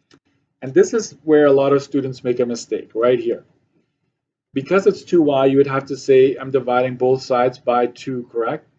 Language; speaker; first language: English; native; English